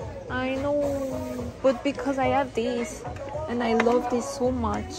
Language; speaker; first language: English; non-native, learner; French